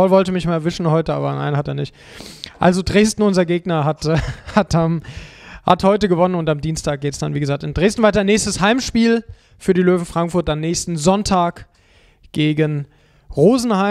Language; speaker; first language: German; native; German